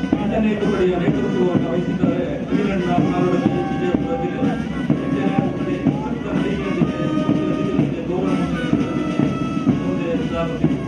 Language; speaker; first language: Kannada; native; Kannada